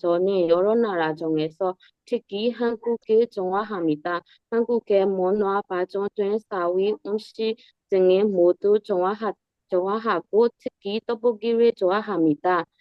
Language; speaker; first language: Korean; non-native, learner; Burmese